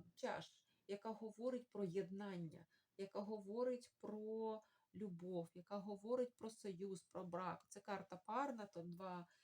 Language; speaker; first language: Ukrainian; non-native, local second language; Russian